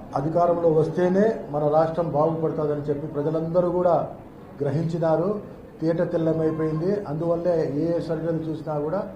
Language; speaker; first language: Telugu; native; Telugu